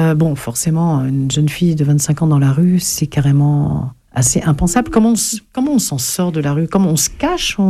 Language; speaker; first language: French; native; French